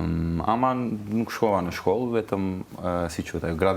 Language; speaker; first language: Albanian; non-native, learner; Turkish